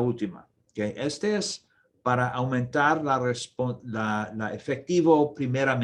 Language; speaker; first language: Spanish; non-native, learner; English